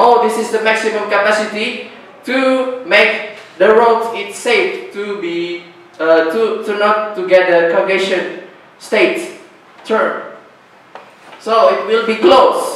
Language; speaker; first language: English; non-native, learner; Indonesian